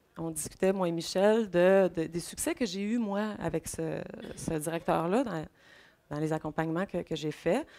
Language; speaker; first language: French; native; French